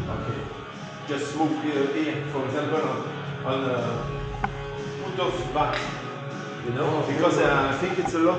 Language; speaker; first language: English; non-native, learner; French